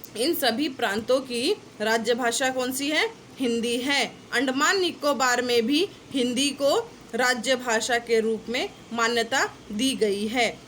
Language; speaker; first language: Hindi; native; Hindi